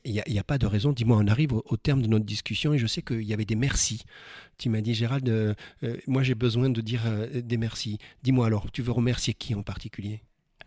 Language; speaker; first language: French; native; French